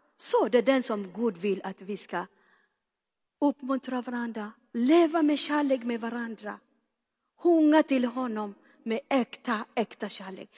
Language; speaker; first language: Swedish; non-native, fluent; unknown